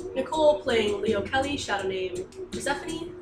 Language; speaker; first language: English; native; English